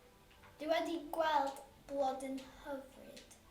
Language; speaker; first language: Welsh; non-native, local second language; English